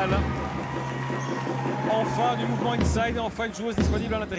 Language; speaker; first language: French; native; French